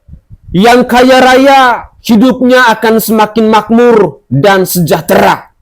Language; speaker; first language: Indonesian; native; Indonesian